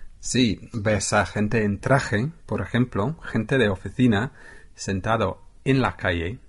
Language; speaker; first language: Spanish; non-native, fluent; English